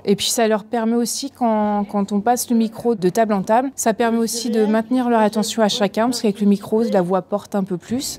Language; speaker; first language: French; native; French